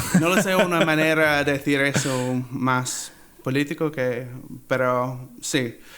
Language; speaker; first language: Spanish; non-native, learner; English